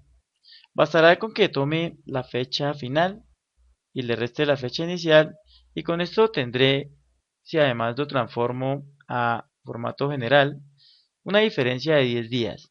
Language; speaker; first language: Spanish; native; Spanish